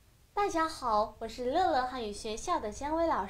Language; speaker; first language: Chinese; non-native, fluent; Vietnamese